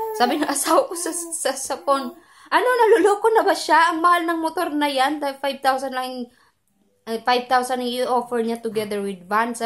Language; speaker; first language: Filipino; non-native, local second language; Cebuano